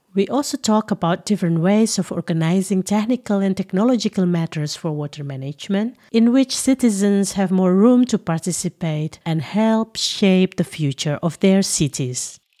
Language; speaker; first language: English; non-native, fluent; Indonesian